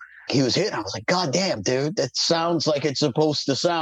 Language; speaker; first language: English; native; English